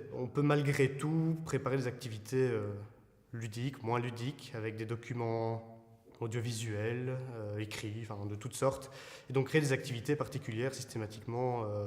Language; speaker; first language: French; native; French